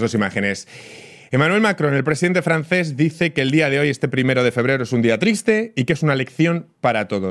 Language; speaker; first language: Spanish; native; Spanish